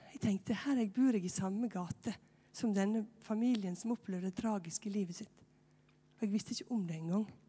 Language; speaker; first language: Norwegian; native; Norwegian